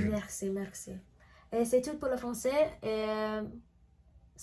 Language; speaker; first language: French; non-native, learner; English